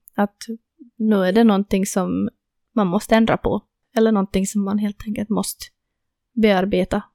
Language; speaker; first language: Swedish; native; Swedish